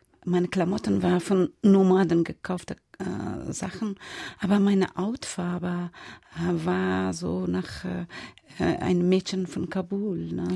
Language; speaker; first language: German; non-native, fluent; Persian